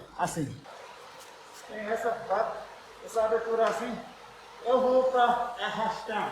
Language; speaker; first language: Portuguese; non-native, learner; English